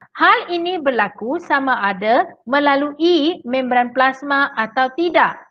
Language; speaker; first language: Malay; native; Malay